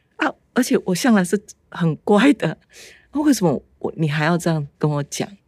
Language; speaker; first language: Chinese; native; Chinese